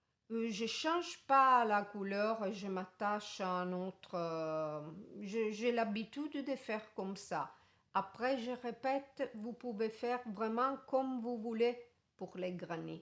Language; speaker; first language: French; non-native, fluent; Italian